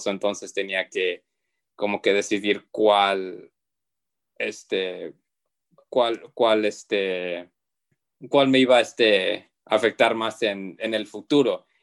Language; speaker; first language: Spanish; early bilingual, heritage; Spanish